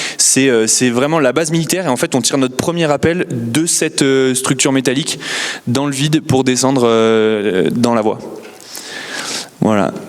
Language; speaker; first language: French; native; French